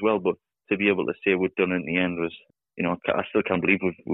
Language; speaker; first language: English; native; English